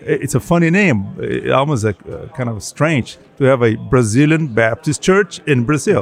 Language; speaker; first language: English; non-native, fluent; Portuguese